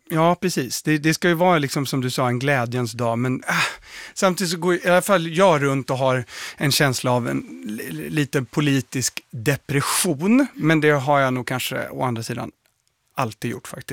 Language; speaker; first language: Swedish; native; Swedish